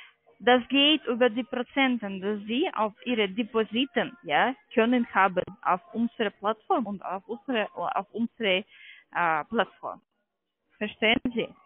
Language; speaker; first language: German; non-native, learner; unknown